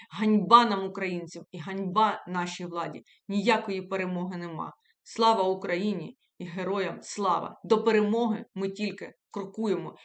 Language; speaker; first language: Ukrainian; native; Ukrainian